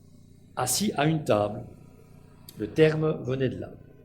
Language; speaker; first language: French; native; French